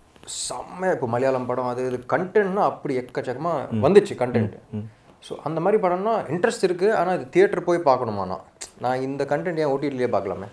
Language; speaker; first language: Tamil; non-native, local second language; Telugu